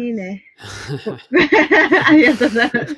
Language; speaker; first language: Japanese; non-native, fluent; Spanish